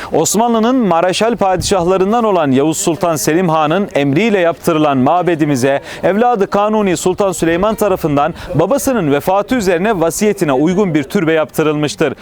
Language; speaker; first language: Turkish; native; Turkish